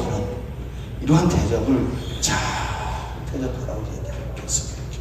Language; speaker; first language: Korean; native; Korean